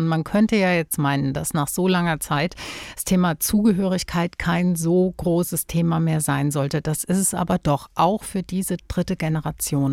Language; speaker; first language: German; native; German